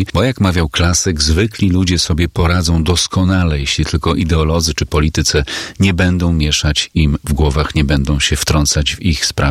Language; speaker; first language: Polish; native; Polish